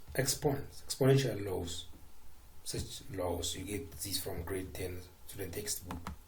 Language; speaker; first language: English; non-native, local second language; Amharic